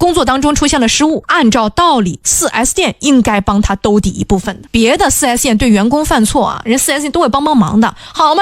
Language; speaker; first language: Chinese; native; Chinese